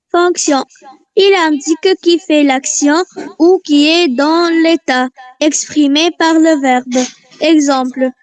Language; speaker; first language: French; non-native, learner; Arabic